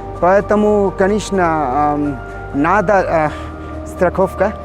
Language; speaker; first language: Russian; non-native, learner; Bangla